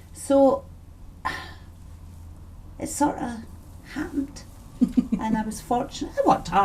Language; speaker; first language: English; native; English